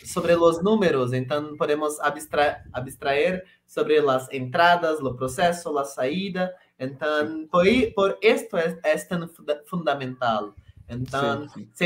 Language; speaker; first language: Spanish; non-native, local second language; Portuguese